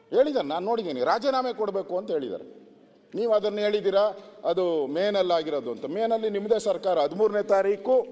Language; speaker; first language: Kannada; native; Kannada